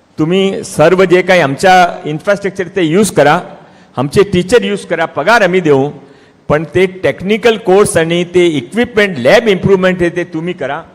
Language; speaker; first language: Marathi; non-native, local second language; Hindi